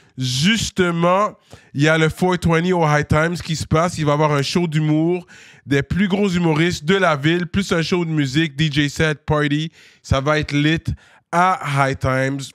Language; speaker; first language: French; native; French